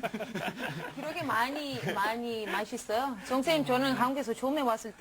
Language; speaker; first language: Korean; non-native, learner; Romanian